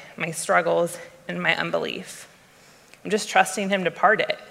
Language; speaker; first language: English; native; English